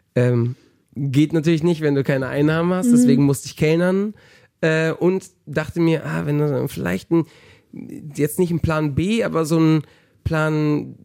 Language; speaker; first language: German; early bilingual, heritage; German